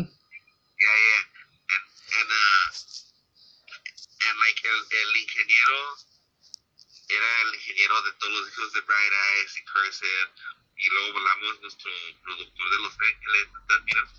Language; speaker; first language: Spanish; early bilingual, heritage; Spanish